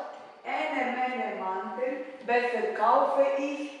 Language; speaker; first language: German; non-native, fluent; Ukrainian